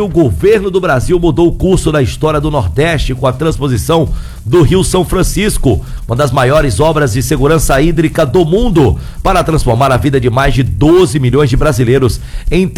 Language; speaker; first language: Portuguese; native; Portuguese